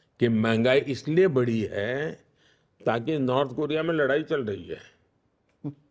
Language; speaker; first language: Hindi; non-native, local second language; Gujarati